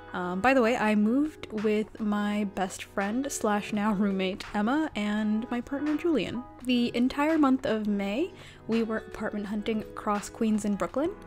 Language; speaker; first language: English; native; English